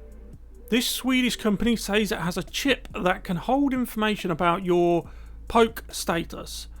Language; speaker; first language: English; native; English